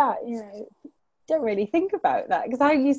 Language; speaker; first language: English; native; English